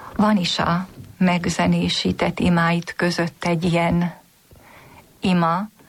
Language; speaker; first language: Hungarian; native; Hungarian